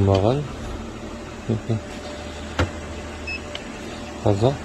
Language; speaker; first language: Korean; non-native, learner; Kazakh